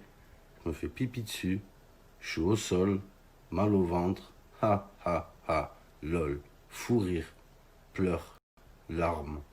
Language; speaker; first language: French; native; French